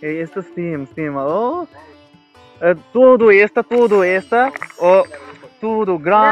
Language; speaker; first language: Portuguese; non-native, learner; Bangla